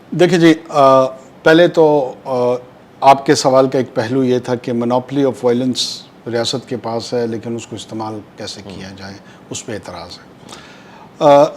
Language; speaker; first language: Urdu; non-native, local second language; Pashto